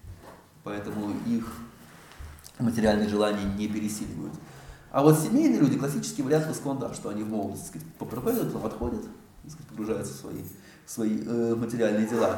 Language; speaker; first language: Russian; native; Russian